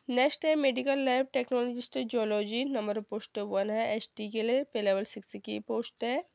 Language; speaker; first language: Hindi; native; Hindi